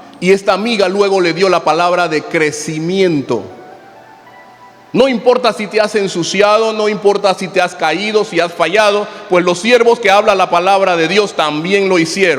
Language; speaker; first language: Spanish; native; Spanish